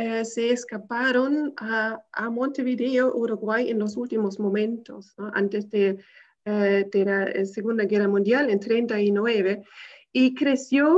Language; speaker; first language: Spanish; non-native, fluent; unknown